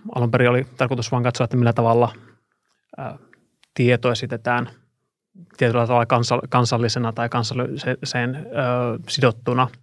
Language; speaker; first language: Finnish; non-native, fluent; Russian